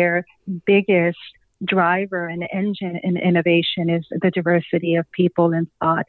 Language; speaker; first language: English; non-native, fluent; Spanish